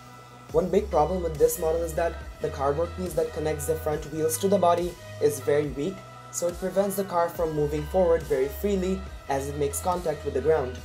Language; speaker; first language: English; non-native, fluent; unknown